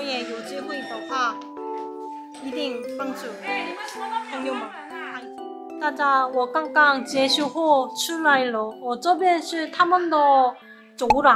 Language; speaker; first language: Chinese; non-native, fluent; Korean